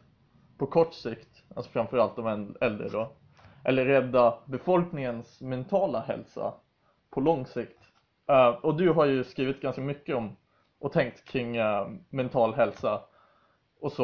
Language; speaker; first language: Swedish; native; Swedish